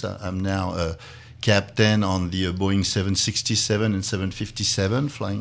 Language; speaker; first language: English; non-native, fluent; French